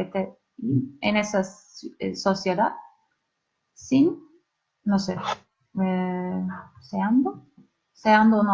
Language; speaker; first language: Spanish; non-native, learner; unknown